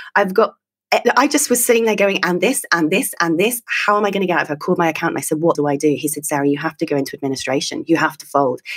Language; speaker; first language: English; native; English